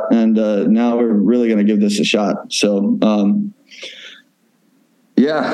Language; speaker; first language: English; native; English